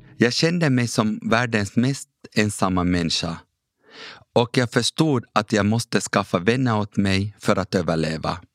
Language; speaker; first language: Swedish; early bilingual, other home language; Kurdish